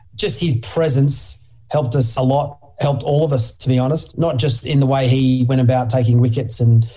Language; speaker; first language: English; native; English